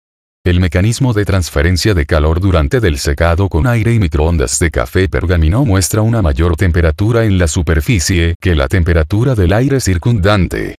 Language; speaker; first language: Spanish; native; Spanish